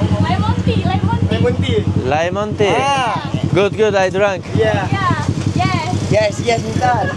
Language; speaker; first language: English; non-native, learner; Turkish